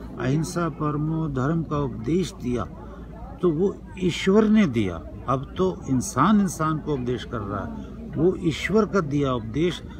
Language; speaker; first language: Hindi; native; Hindi